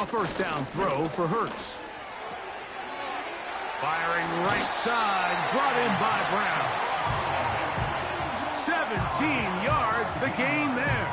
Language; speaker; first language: English; native; English